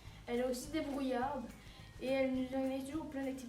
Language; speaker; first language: French; native; French